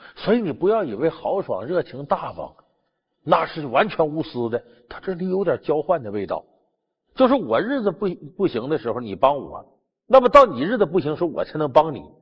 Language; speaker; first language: Chinese; native; Chinese